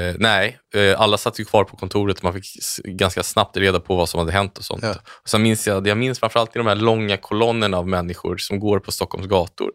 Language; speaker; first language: Swedish; native; Swedish